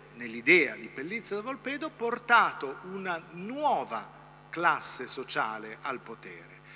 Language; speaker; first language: Italian; native; Italian